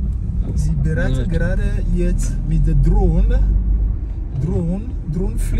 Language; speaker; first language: German; non-native, learner; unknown